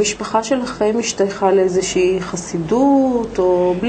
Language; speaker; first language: Hebrew; native; Hebrew